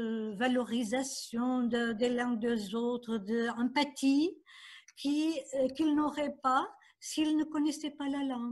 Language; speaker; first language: French; non-native, fluent; Portuguese